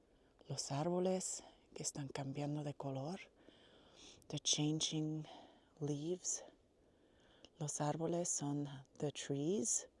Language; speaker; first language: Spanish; non-native, fluent; English